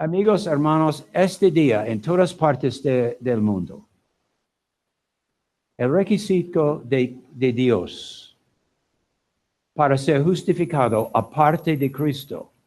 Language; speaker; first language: Spanish; non-native, learner; English